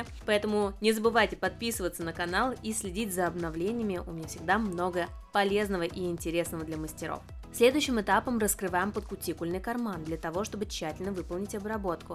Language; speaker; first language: Russian; native; Russian